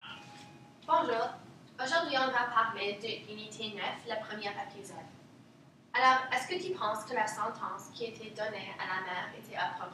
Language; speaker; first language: French; non-native, local second language; English